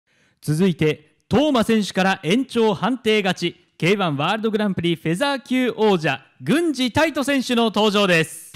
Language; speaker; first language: Japanese; native; Japanese